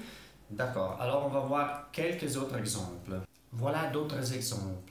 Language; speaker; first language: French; non-native, fluent; Italian